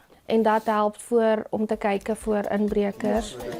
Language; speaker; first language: Dutch; non-native, learner; Afrikaans